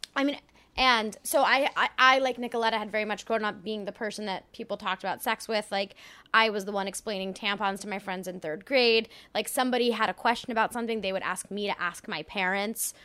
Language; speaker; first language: English; early bilingual, other home language; French